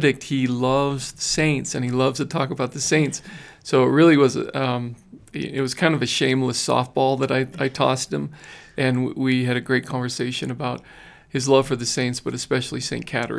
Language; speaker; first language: English; native; English